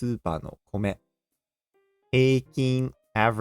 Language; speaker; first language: Japanese; non-native, fluent; English